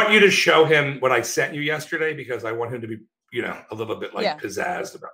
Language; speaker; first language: English; native; English